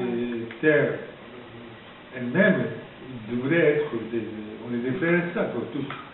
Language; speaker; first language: French; non-native, fluent; Japanese